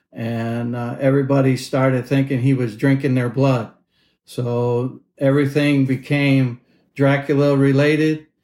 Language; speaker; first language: English; native; English